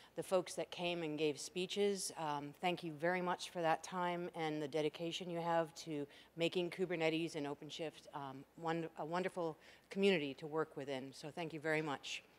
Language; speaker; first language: English; native; English